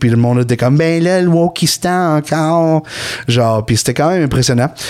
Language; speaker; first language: French; native; French